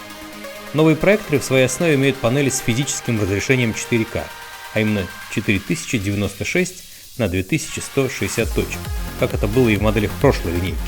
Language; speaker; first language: Russian; native; Russian